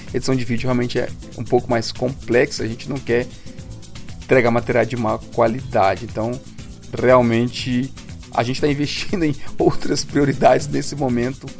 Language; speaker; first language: Portuguese; native; Portuguese